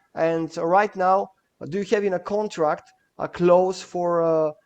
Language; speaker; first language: English; non-native, fluent; Bulgarian